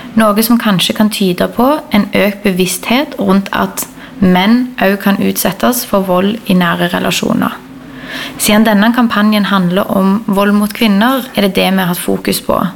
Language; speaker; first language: Norwegian; native; Norwegian